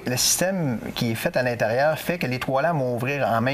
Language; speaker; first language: French; native; French